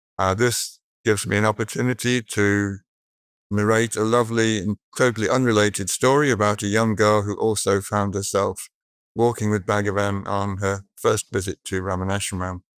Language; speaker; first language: English; native; English